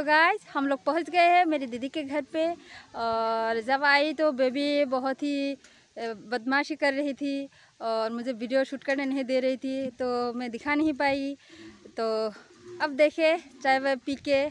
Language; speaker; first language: Hindi; non-native, local second language; Assamese